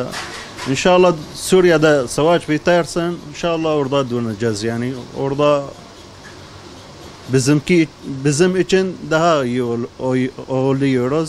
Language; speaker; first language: Turkish; non-native, learner; Arabic